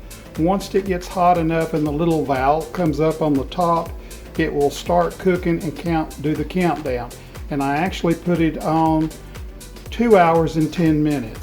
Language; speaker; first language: English; native; English